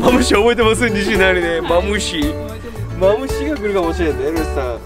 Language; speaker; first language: Japanese; native; Japanese